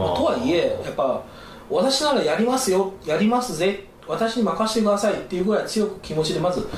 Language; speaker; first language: Japanese; non-native, fluent; Chinese